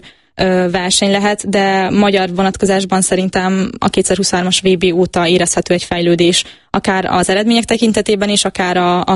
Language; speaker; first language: Hungarian; native; Hungarian